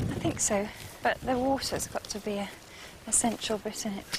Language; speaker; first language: English; native; English